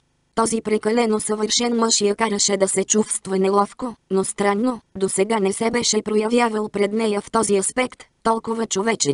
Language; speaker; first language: Bulgarian; native; Bulgarian